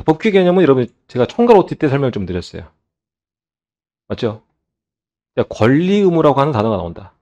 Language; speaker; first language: Korean; native; Korean